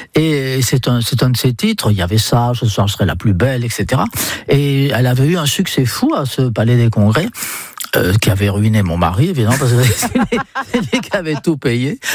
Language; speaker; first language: French; non-native, fluent; English